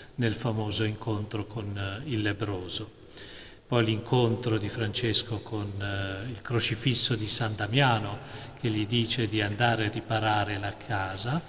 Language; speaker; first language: Italian; native; Italian